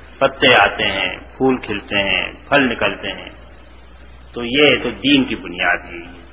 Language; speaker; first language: Urdu; native; Urdu